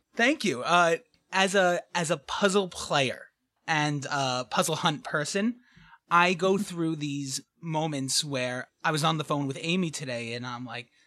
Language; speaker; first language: English; native; English